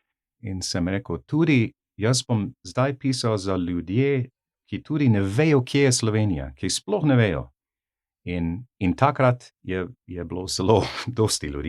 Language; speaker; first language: Slovenian; non-native, fluent; English